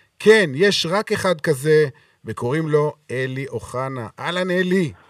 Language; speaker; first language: Hebrew; native; Hebrew